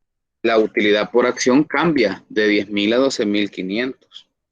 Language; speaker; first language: Spanish; native; Spanish